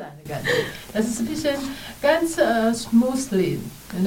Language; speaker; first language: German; non-native, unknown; Chinese